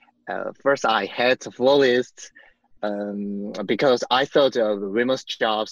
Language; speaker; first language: English; non-native, learner; Korean